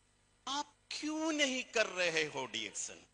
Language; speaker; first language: Hindi; non-native, fluent; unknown